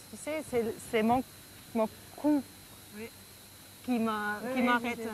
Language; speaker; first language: French; non-native, fluent; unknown